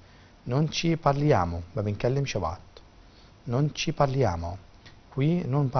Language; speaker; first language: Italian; non-native, fluent; Arabic